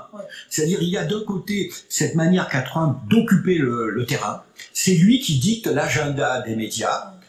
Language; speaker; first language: French; native; French